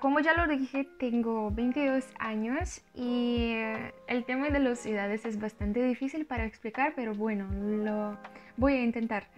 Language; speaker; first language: Spanish; non-native, learner; Russian